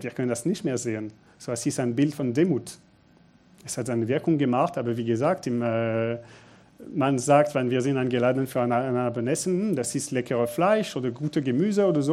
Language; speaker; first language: German; non-native, fluent; French